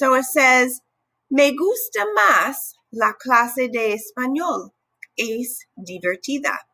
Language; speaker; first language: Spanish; non-native, fluent; English